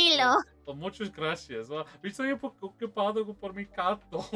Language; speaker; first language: Spanish; early bilingual, heritage; English